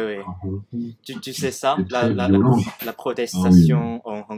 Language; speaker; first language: French; non-native, learner; Cantonese